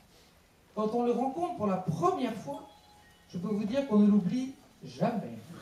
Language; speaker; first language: French; native; French